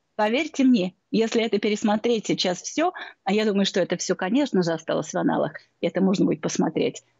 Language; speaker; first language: Russian; native; Russian